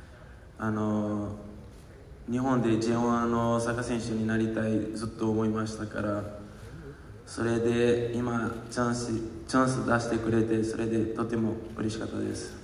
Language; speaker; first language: Japanese; non-native, learner; Portuguese